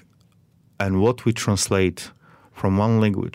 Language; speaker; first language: English; non-native, fluent; Macedonian